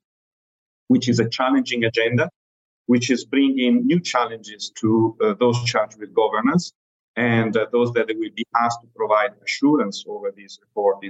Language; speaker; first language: English; non-native, fluent; Italian